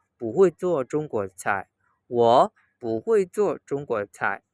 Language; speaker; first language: Chinese; non-native, fluent; Burmese